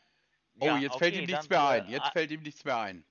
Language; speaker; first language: German; native; German